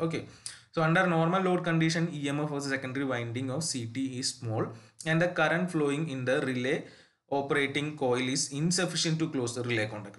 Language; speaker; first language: English; non-native, local second language; Malayalam